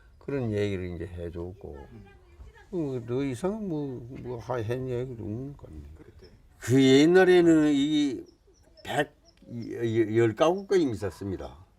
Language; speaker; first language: Korean; native; Korean